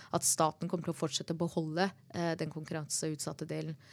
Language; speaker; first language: Norwegian; early bilingual, other home language; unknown